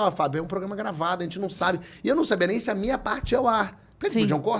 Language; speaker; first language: Portuguese; native; Portuguese